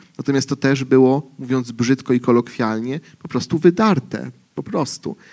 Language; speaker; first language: Polish; native; Polish